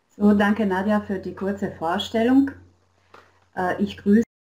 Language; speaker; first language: German; non-native, fluent; Slovenian